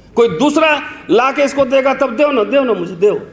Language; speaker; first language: Hindi; native; Hindi